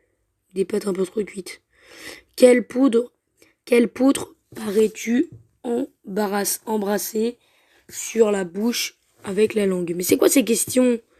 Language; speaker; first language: French; native; French